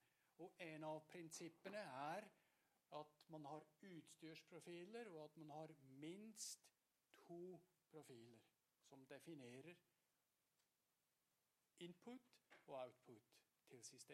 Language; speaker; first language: Norwegian; non-native, fluent; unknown